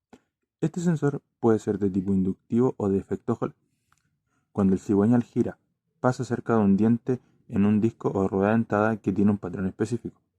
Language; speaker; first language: Spanish; native; Spanish